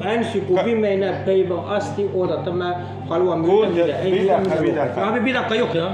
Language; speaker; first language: Finnish; non-native, learner; Turkish